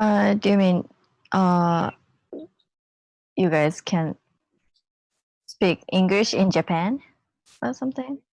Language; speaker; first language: English; non-native, learner; Japanese